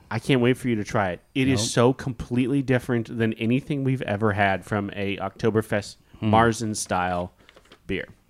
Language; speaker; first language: English; native; English